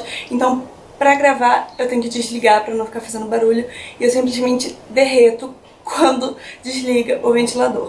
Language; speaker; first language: Portuguese; native; Portuguese